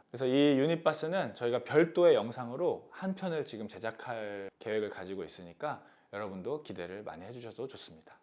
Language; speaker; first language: Korean; native; Korean